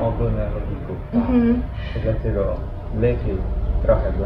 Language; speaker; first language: Polish; non-native, learner; Balinese